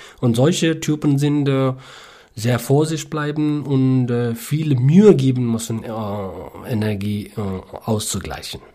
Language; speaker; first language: German; non-native, learner; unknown